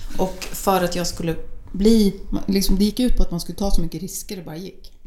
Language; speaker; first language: Swedish; native; Swedish